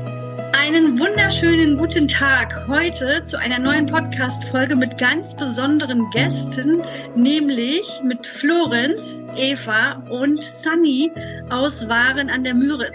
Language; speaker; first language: German; native; German